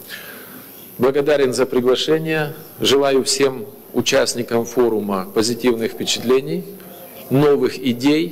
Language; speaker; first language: Russian; native; Russian